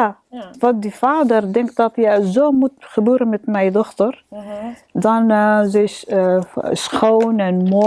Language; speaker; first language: Dutch; non-native, learner; Arabic